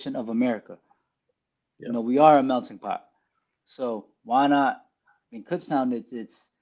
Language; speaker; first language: English; early bilingual, other home language; Filipino